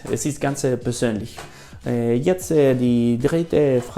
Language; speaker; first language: German; non-native, fluent; Spanish